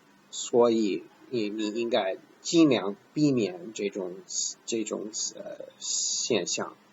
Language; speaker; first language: Chinese; non-native, fluent; English